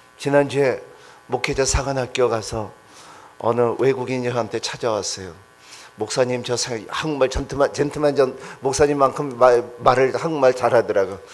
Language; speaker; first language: Korean; non-native, fluent; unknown